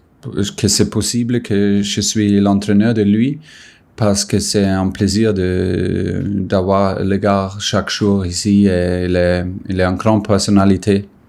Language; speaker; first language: French; non-native, fluent; German